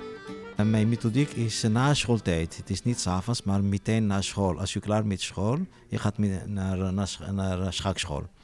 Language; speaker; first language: Dutch; non-native, local second language; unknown